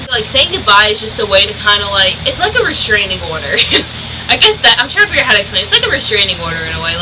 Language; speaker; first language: English; native; English